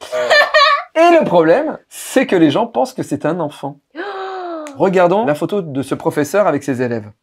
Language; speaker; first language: French; native; French